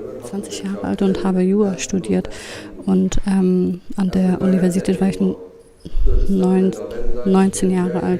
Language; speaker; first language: German; non-native, fluent; Kurdish